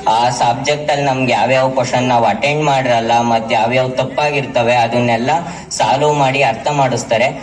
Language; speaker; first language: Kannada; native; Kannada